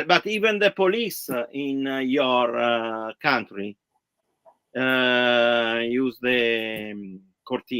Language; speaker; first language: English; non-native, learner; Italian